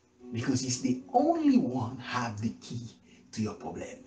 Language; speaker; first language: English; non-native, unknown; Haitian Creole